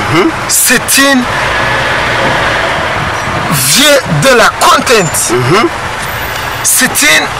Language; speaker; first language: French; non-native, learner; Rundi